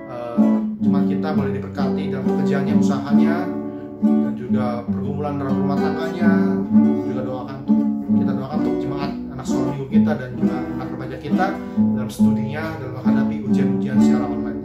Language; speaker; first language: Indonesian; native; Indonesian